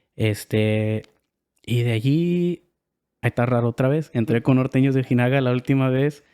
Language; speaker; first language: Spanish; early bilingual, heritage; Spanish